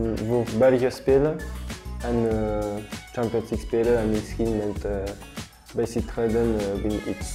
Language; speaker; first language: Dutch; non-native, local second language; French